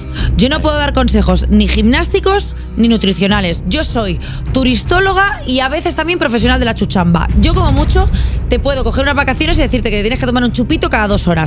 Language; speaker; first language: Spanish; native; Spanish